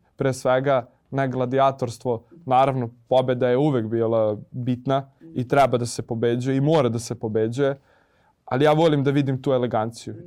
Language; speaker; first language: Serbian; native; Serbian